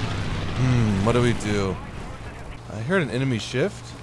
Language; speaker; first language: English; native; English